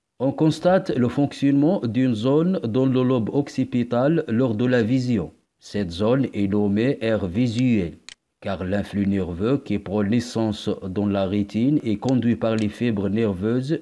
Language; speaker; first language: French; non-native, local second language; Arabic